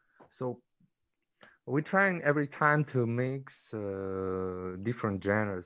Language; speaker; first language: English; non-native, learner; Russian